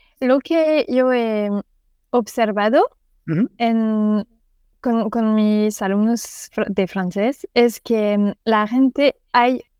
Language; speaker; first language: Spanish; non-native, learner; French